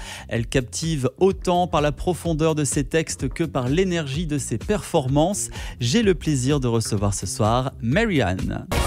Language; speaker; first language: French; native; French